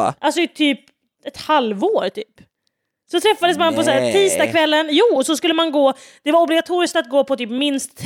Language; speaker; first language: Swedish; native; Swedish